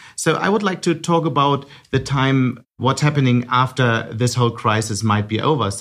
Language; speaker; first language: English; non-native, fluent; German